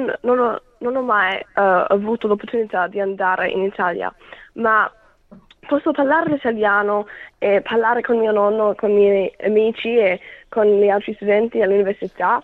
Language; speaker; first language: Italian; early bilingual, heritage; Italian